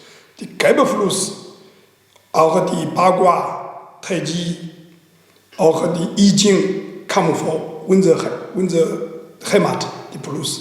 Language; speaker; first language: German; non-native, learner; Chinese